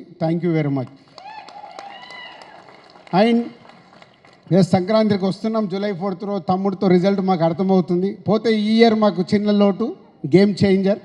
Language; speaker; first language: Telugu; native; Telugu